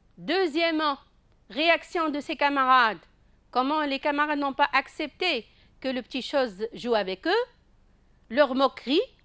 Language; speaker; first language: French; non-native, local second language; Arabic